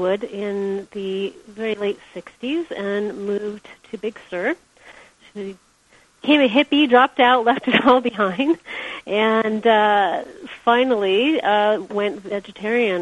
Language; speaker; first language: English; native; English